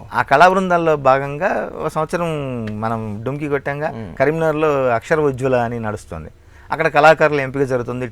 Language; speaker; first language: Telugu; native; Telugu